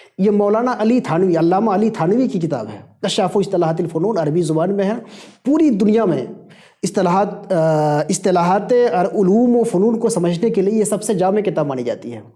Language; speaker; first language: Urdu; native; Urdu